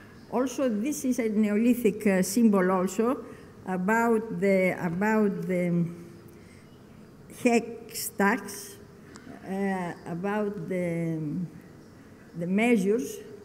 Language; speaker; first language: English; non-native, learner; Greek